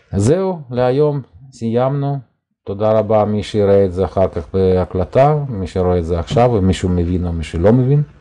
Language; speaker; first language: Hebrew; non-native, fluent; Russian